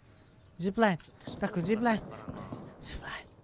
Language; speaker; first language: Japanese; non-native, learner; English